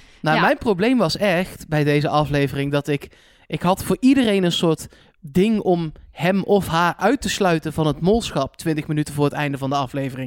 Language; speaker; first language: Dutch; native; Dutch